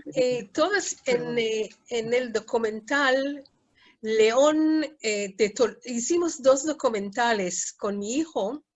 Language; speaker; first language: Spanish; non-native, fluent; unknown